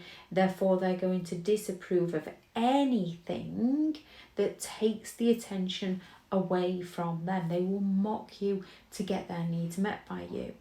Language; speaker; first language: English; native; English